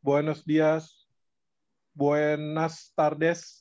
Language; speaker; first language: Spanish; non-native, learner; Indonesian